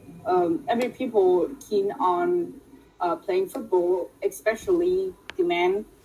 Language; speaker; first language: English; non-native, fluent; Vietnamese